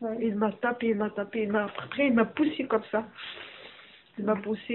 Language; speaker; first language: French; non-native, learner; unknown